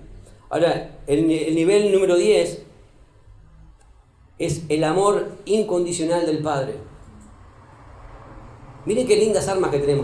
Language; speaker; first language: Spanish; native; Spanish